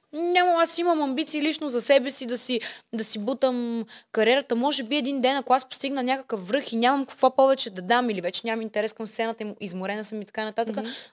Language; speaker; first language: Bulgarian; native; Bulgarian